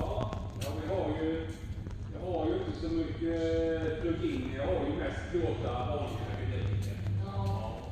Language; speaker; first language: Swedish; native; Swedish